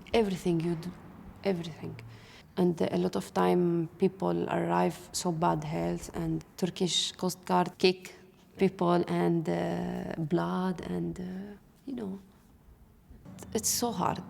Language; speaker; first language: English; non-native, learner; Arabic